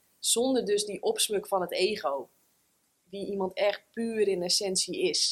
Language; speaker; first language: Dutch; native; Dutch